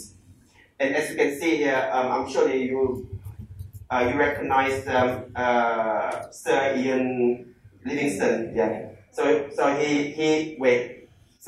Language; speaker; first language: English; non-native, local second language; Malay